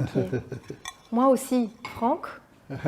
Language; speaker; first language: French; non-native, fluent; Dutch